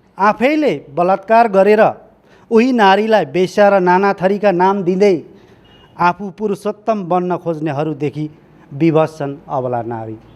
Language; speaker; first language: Nepali; early bilingual, heritage; Nepali